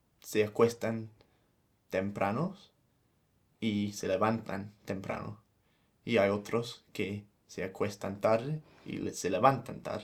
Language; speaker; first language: Spanish; non-native, fluent; English